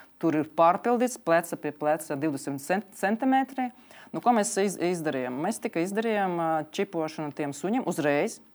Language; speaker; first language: Latvian; non-native, local second language; Russian